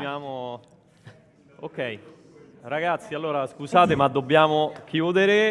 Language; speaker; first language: Italian; native; Italian